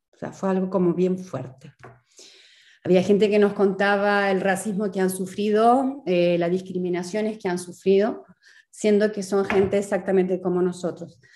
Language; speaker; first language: Spanish; native; Spanish